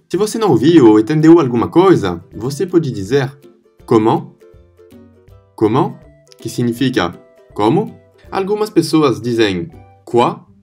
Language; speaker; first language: Portuguese; non-native, fluent; French